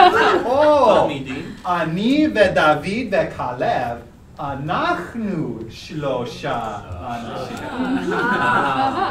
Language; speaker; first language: Hebrew; non-native, fluent; English